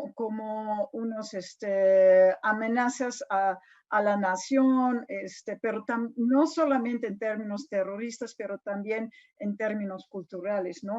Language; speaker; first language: Spanish; non-native, fluent; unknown